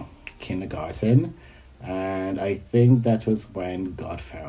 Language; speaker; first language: English; non-native, local second language; Yoruba